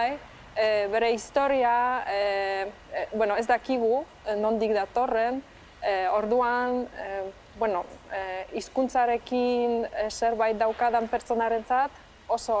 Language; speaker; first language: Basque; non-native, fluent; Polish